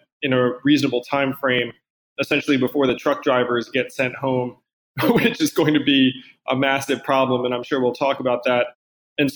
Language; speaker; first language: English; native; English